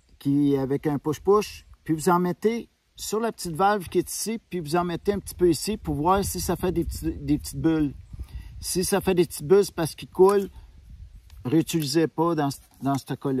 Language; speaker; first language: French; native; French